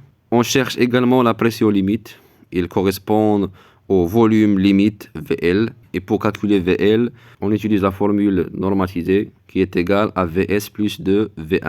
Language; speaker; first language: French; non-native, local second language; Arabic